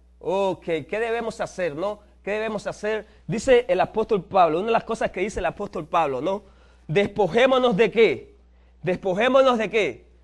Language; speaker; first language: Spanish; native; Spanish